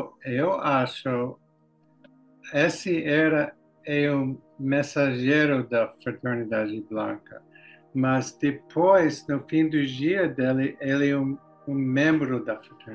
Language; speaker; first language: Portuguese; non-native, learner; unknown